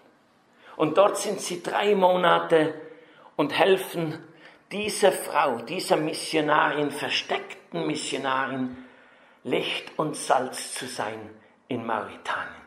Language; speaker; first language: German; native; German